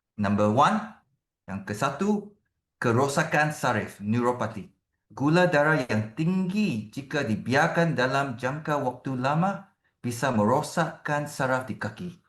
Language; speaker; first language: Malay; non-native, local second language; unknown